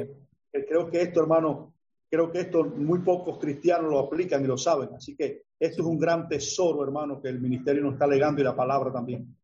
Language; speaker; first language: Spanish; native; Spanish